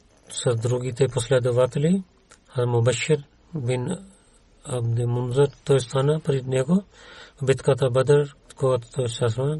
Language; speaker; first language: Bulgarian; non-native, learner; Urdu